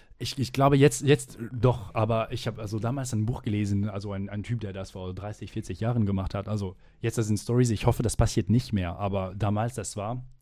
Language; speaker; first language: German; non-native, fluent; French